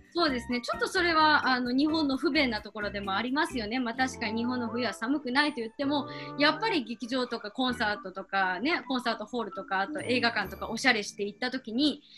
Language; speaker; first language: Japanese; native; Japanese